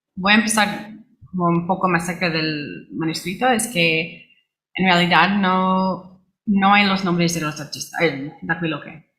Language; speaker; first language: Spanish; non-native, learner; English